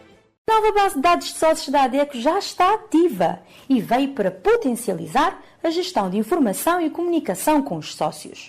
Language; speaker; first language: Portuguese; non-native, local second language; Kabuverdianu